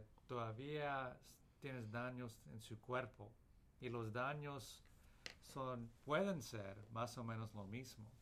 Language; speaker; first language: Spanish; early bilingual, heritage; Spanish